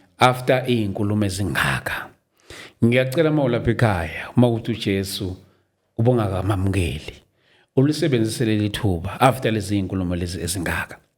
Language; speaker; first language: Zulu; native; Zulu